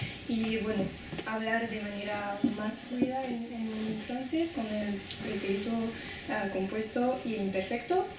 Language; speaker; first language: Spanish; non-native, fluent; French